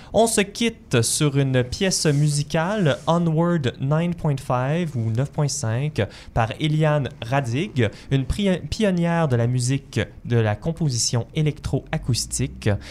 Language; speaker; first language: French; native; French